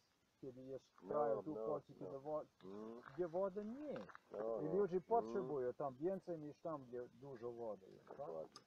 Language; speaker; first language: Polish; non-native, learner; Croatian